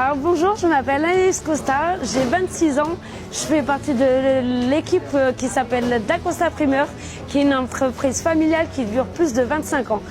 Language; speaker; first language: French; native; French